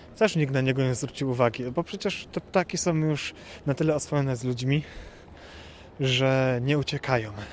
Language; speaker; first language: Polish; native; Polish